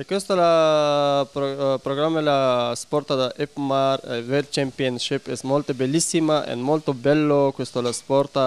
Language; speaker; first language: Italian; non-native, learner; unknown